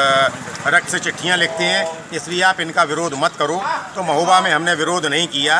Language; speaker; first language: Hindi; native; Hindi